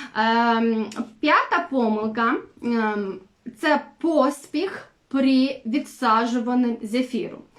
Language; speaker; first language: Ukrainian; non-native, local second language; Russian